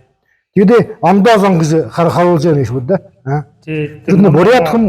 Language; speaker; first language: Mongolian; non-native, learner; Buriat